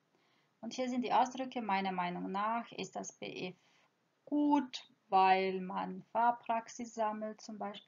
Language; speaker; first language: German; non-native, fluent; Croatian